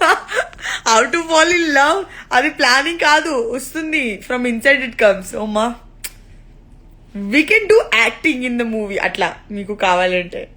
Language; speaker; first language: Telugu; non-native, learner; Gujarati